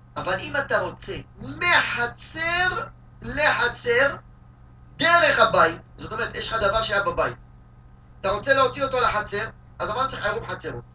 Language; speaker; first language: Hebrew; native; Hebrew